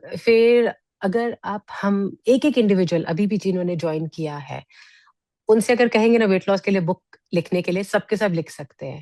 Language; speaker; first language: Hindi; native; Hindi